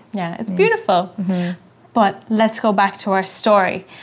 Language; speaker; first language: English; native; English